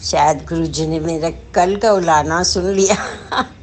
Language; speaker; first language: Hindi; non-native, local second language; Punjabi